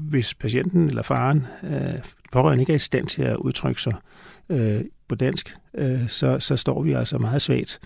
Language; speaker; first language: Danish; native; Danish